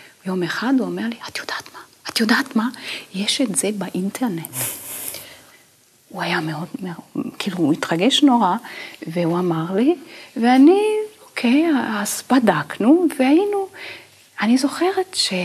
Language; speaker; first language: Hebrew; non-native, fluent; Italian